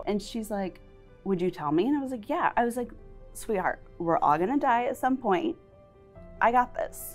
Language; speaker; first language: English; native; English